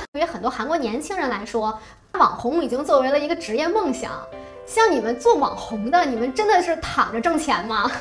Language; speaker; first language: Chinese; native; Chinese